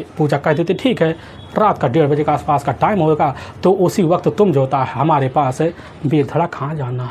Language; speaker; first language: Hindi; native; Hindi